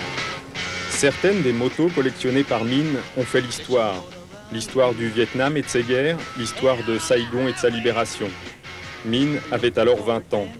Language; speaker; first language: French; native; French